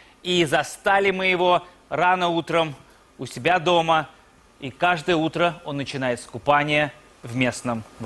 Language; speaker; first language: Russian; native; Russian